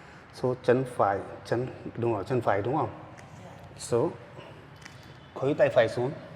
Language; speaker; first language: Vietnamese; non-native, learner; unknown